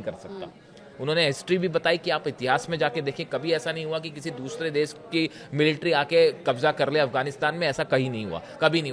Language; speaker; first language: Hindi; native; Hindi